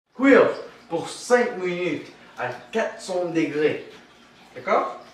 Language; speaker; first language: French; non-native, learner; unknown